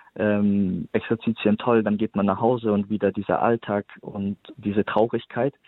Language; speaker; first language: German; native; German